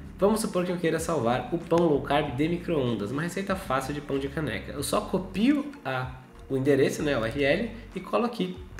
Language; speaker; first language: Portuguese; native; Portuguese